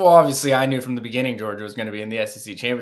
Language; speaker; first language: English; native; English